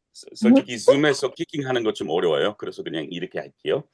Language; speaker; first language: Korean; non-native, learner; English